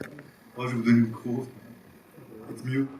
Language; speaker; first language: French; native; French